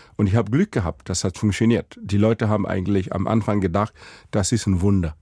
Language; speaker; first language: German; non-native, fluent; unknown